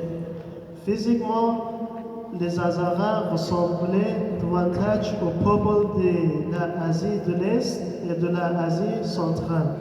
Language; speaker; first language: French; non-native, learner; Persian